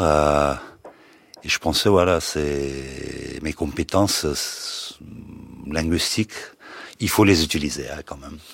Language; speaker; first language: French; non-native, fluent; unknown